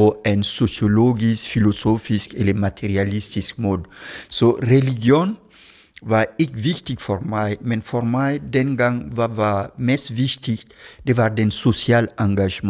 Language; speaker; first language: Danish; non-native, fluent; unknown